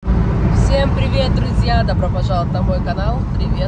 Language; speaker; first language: Russian; native; Russian